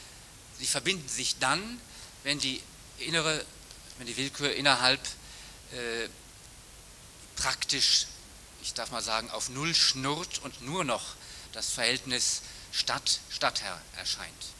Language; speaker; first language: German; native; German